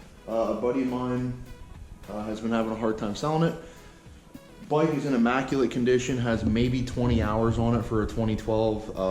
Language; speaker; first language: English; native; English